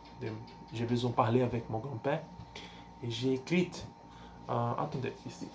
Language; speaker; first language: French; non-native, learner; Portuguese